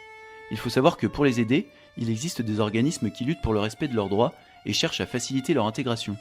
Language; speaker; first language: French; native; French